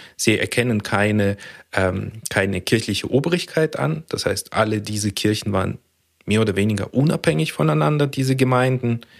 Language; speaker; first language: German; early bilingual, other home language; Russian